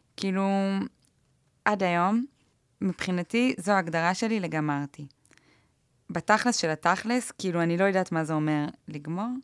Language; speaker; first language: Hebrew; native; Hebrew